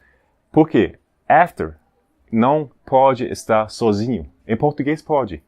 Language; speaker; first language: Portuguese; non-native, fluent; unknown